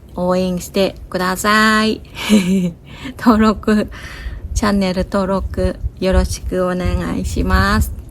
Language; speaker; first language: Japanese; non-native, learner; Thai